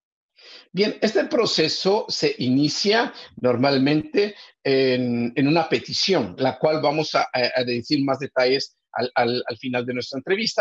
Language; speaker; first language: Spanish; native; Spanish